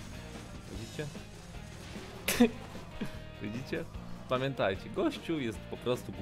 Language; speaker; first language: Polish; native; Polish